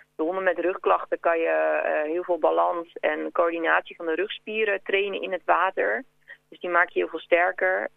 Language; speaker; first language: Dutch; native; Dutch